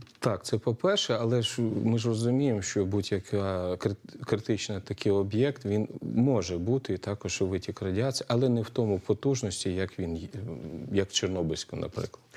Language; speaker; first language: Ukrainian; native; Ukrainian